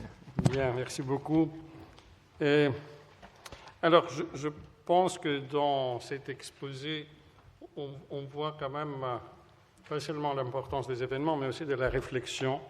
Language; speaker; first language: French; non-native, fluent; Greek